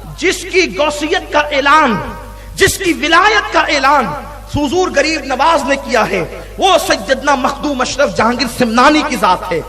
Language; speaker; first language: Urdu; native; Urdu